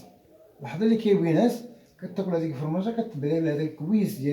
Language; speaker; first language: Arabic; native; Arabic